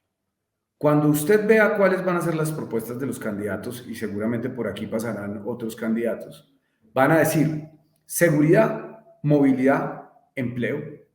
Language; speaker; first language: Spanish; native; Spanish